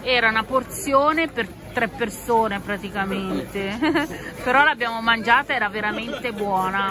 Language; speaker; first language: Italian; native; Italian